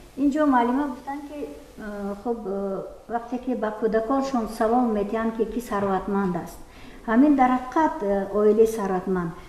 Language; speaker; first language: Tajik; native; Tajik